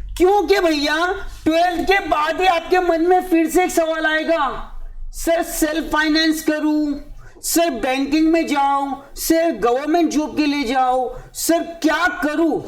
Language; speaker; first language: Hindi; native; Hindi